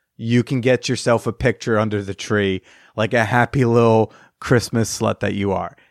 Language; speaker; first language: English; native; English